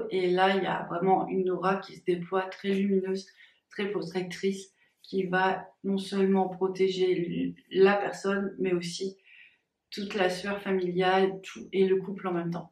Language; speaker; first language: French; native; French